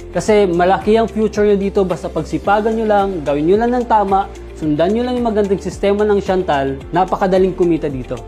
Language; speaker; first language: Filipino; non-native, local second language; Waray